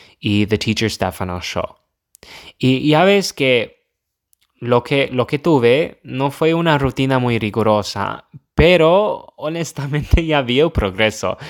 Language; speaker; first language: Spanish; non-native, fluent; English